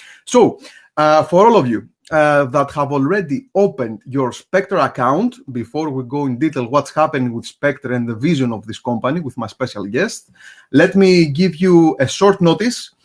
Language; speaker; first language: English; non-native, fluent; Greek